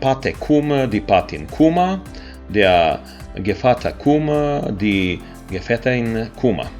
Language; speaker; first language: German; non-native, fluent; Macedonian